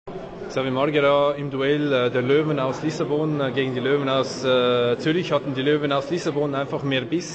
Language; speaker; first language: German; native; German